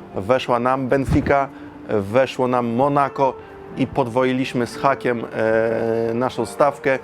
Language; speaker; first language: Polish; native; Polish